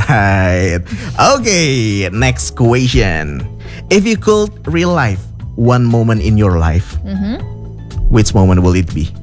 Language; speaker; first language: English; non-native, learner; Indonesian